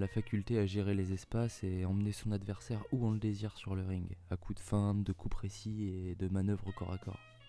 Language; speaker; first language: French; native; French